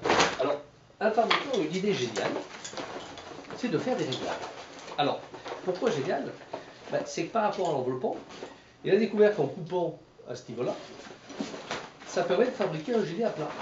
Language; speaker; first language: French; native; French